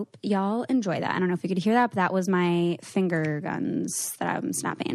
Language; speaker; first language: English; native; English